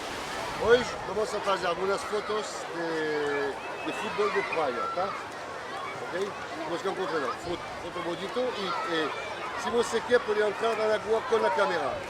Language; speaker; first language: Portuguese; non-native, learner; French